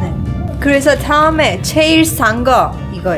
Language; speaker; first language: Korean; non-native, learner; Persian